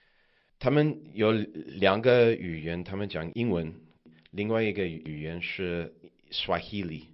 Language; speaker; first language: Chinese; non-native, learner; English